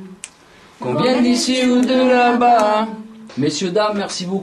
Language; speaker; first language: French; native; French